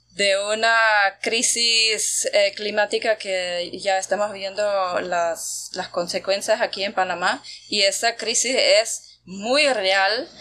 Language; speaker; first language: Spanish; non-native, fluent; German